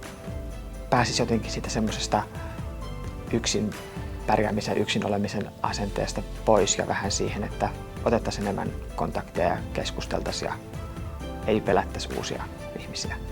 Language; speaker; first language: Finnish; native; Finnish